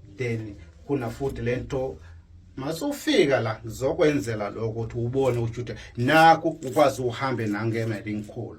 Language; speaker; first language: Zulu; native; Zulu